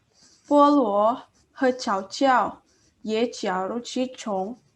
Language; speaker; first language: Chinese; non-native, learner; Indonesian